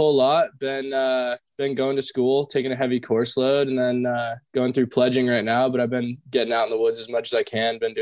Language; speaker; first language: English; native; English